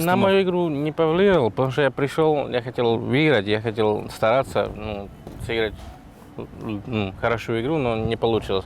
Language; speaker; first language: Russian; non-native, fluent; Slovak